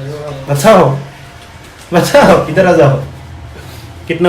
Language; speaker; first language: Hindi; non-native, local second language; Bodo